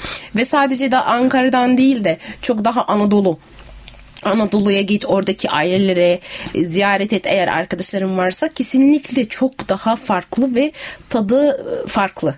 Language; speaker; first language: Turkish; native; Turkish